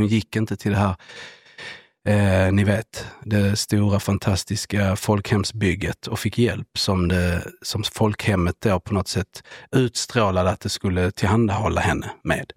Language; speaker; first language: Swedish; native; Swedish